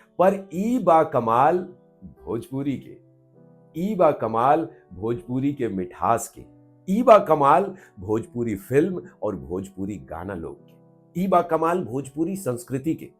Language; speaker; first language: Bhojpuri; non-native, local second language; Maithili